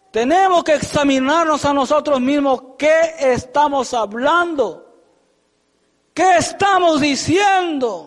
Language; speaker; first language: Spanish; native; Spanish